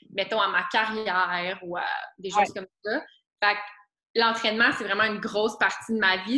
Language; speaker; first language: French; native; French